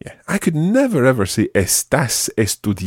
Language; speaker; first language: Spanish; non-native, fluent; English